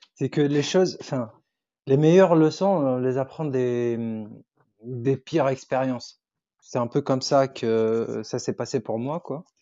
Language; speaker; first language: French; non-native, local second language; Arabic